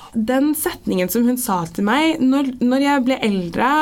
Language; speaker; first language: Norwegian; early bilingual, heritage; Norwegian